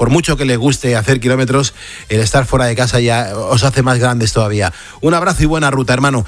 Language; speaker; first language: Spanish; native; Spanish